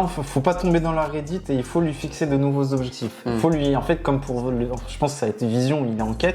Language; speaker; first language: French; native; French